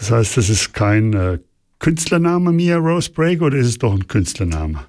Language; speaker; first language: German; native; German